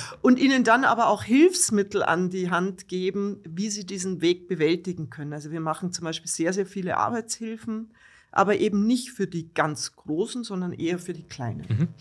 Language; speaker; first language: German; native; German